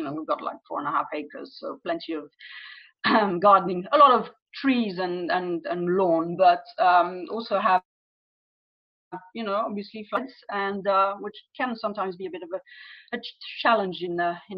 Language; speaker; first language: English; non-native, fluent; French